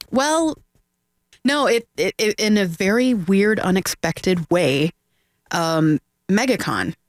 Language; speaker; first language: English; native; English